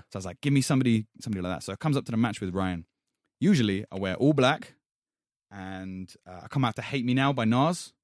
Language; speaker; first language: English; native; English